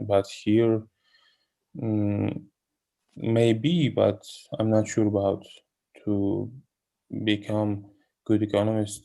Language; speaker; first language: English; non-native, learner; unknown